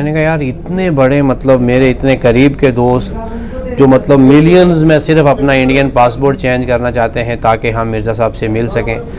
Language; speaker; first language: Urdu; non-native, local second language; Punjabi